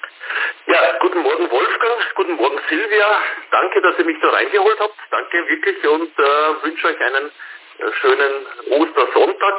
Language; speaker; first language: German; native; German